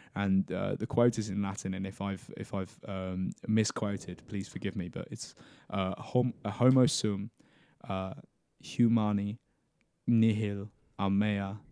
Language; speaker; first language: English; native; English